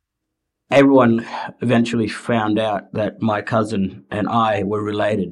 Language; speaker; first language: English; native; English